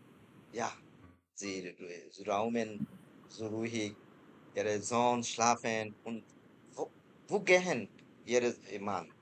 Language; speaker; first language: German; non-native, fluent; Bangla